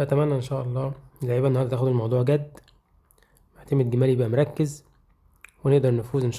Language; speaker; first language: Arabic; native; Arabic